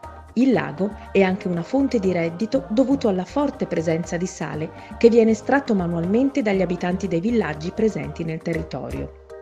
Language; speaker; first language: Italian; native; Italian